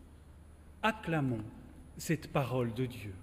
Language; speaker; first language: French; native; French